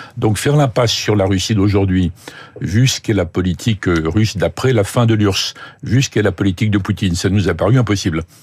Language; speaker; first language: French; native; French